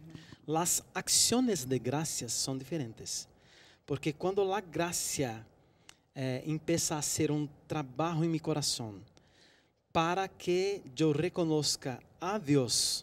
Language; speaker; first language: Spanish; non-native, fluent; Portuguese